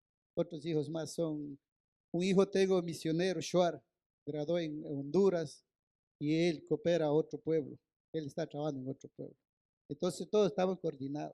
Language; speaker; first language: Spanish; non-native, local second language; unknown